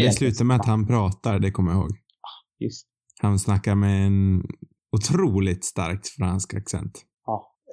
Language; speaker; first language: Swedish; native; Swedish